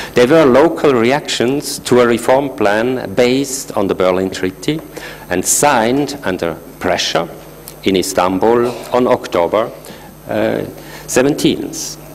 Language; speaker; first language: English; non-native, fluent; German